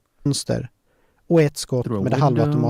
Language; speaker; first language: Swedish; native; Swedish